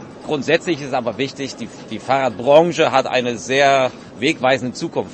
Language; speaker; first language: German; native; German